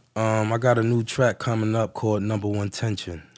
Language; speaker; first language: English; native; English